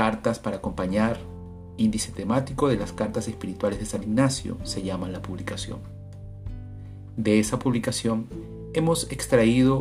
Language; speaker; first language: Spanish; native; Spanish